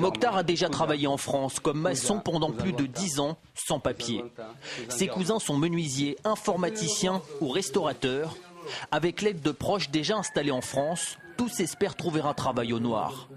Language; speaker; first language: French; native; French